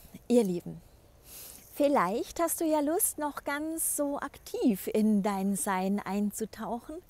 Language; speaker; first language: German; native; German